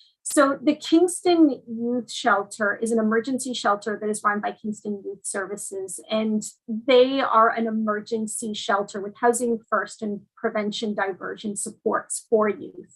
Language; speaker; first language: English; native; English